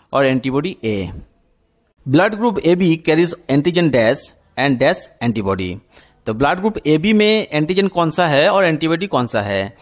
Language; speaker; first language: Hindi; non-native, local second language; Bangla